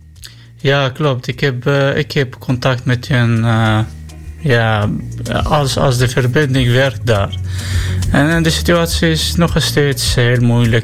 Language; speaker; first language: Dutch; non-native, learner; Arabic